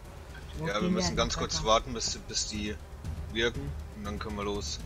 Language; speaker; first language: German; native; German